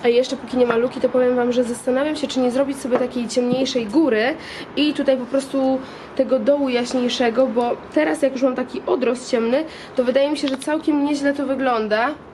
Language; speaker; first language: Polish; native; Polish